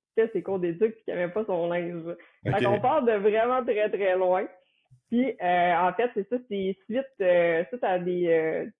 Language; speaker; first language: French; native; French